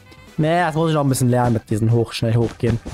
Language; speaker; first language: German; native; German